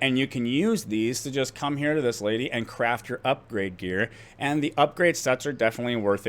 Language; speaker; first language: English; native; English